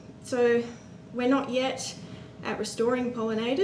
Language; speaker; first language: English; native; English